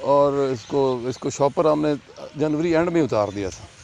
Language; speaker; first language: Urdu; native; Urdu